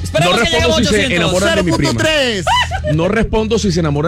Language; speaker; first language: Spanish; native; Spanish